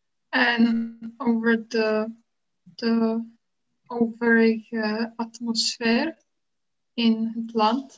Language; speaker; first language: Dutch; non-native, fluent; Czech